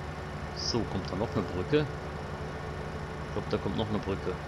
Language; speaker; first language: German; native; German